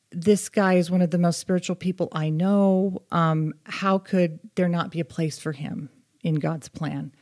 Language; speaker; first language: English; native; English